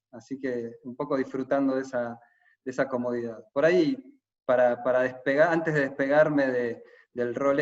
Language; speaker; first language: Spanish; native; Spanish